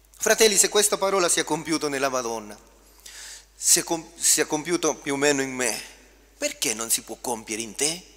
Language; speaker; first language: Italian; non-native, fluent; Spanish